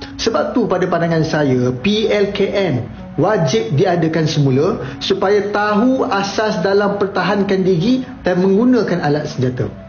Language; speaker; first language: Malay; native; Malay